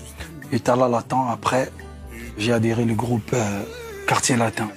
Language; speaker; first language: French; non-native, local second language; Lingala